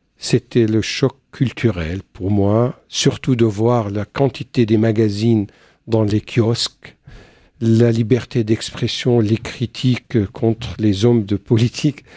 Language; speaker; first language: French; non-native, fluent; Arabic